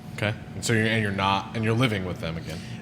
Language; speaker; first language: English; native; English